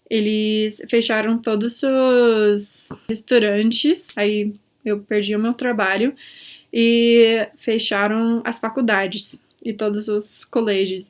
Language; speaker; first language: Portuguese; early bilingual, heritage; Portuguese